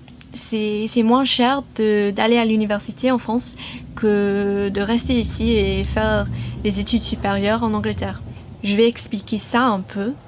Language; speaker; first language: French; non-native, fluent; English